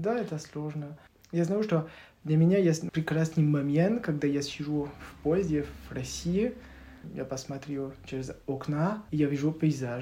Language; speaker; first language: Russian; non-native, learner; French